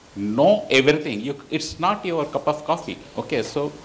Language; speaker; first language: English; non-native, local second language; Telugu